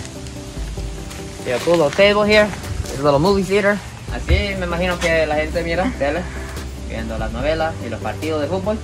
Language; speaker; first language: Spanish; non-native, fluent; Japanese